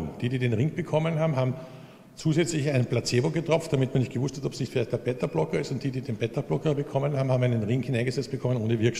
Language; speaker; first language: German; native; German